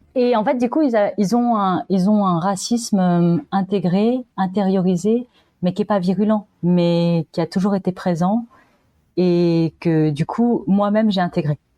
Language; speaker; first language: French; native; French